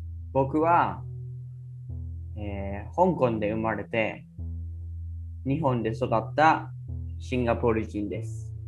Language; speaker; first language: Japanese; early bilingual, other home language; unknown